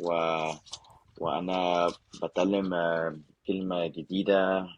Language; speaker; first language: Arabic; non-native, learner; Spanish